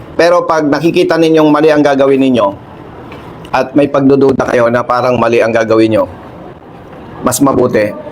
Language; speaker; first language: Filipino; native; Filipino